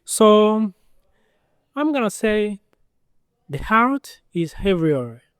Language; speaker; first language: English; non-native, learner; Lingala